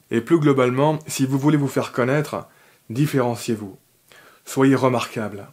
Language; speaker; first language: French; native; French